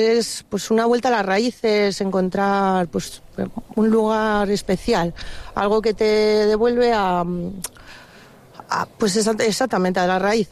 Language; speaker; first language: Spanish; native; Spanish